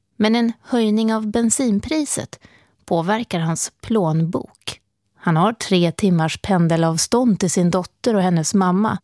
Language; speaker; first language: Swedish; native; Swedish